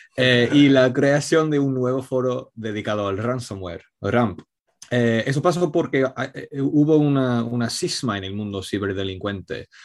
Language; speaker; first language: Spanish; non-native, fluent; Italian